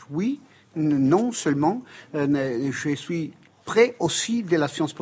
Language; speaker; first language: French; non-native, fluent; Italian